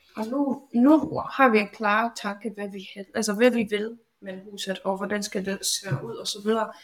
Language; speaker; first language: Danish; non-native, fluent; Polish